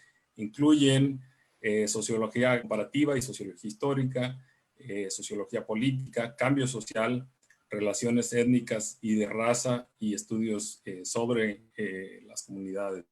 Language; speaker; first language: Spanish; native; Spanish